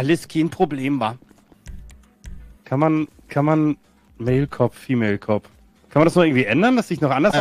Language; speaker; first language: German; native; German